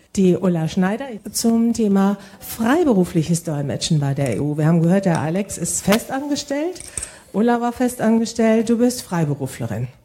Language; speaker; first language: German; native; German